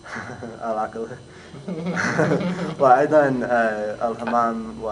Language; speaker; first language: Arabic; non-native, learner; English